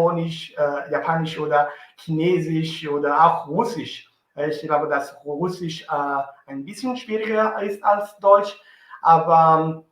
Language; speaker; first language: German; non-native, fluent; Italian